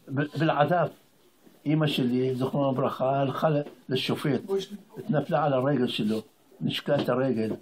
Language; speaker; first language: Hebrew; non-native, fluent; Arabic